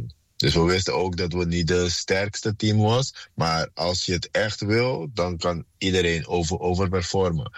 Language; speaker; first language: Dutch; non-native, fluent; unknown